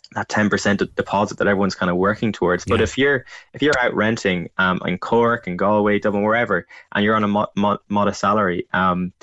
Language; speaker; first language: English; native; English